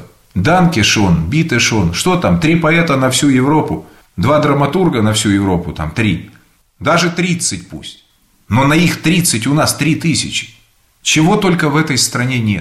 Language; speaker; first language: Russian; native; Russian